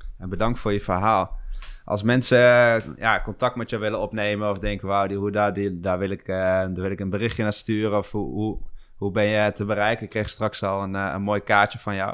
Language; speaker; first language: Dutch; native; Dutch